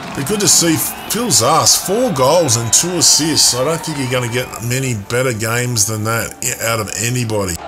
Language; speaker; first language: English; native; English